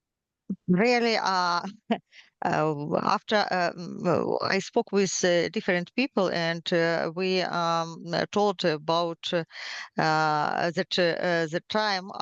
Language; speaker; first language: English; non-native, learner; Ukrainian